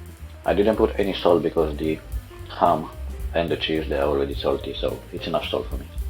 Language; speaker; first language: English; non-native, fluent; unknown